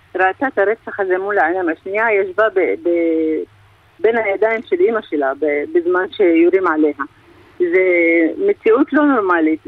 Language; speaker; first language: Hebrew; non-native, local second language; Arabic